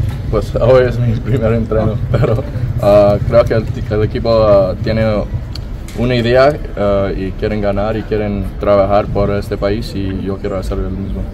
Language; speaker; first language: Spanish; early bilingual, other home language; English